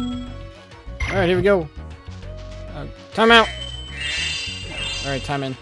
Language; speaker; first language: English; native; English